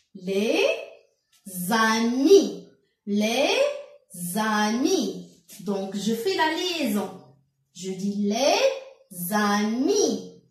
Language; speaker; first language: French; non-native, local second language; Arabic